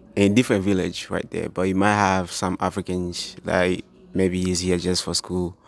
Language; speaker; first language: English; non-native, local second language; Swahili